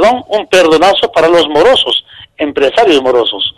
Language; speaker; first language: Spanish; native; Spanish